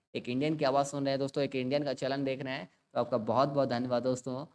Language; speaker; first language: Hindi; native; Hindi